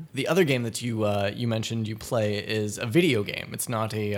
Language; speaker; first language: English; native; English